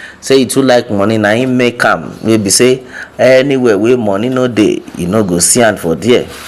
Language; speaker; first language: Nigerian Pidgin; non-native, local second language; Yoruba